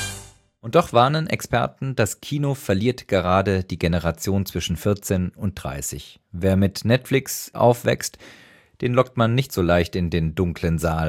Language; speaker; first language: German; native; German